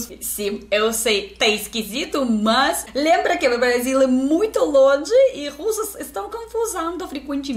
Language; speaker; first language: Portuguese; non-native, learner; Russian